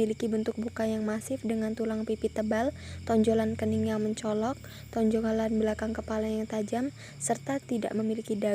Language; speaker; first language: Indonesian; native; Indonesian